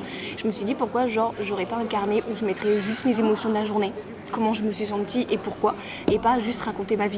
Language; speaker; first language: French; native; French